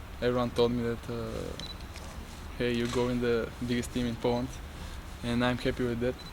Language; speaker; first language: English; non-native, local second language; Bulgarian